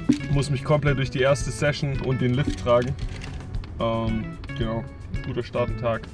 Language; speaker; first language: German; native; German